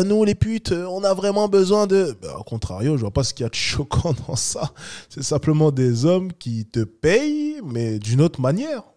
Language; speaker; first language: French; native; French